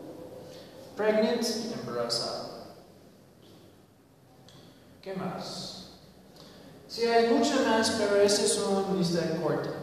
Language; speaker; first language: Spanish; non-native, learner; English